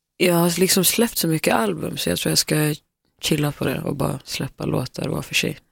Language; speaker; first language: Swedish; early bilingual, other home language; Somali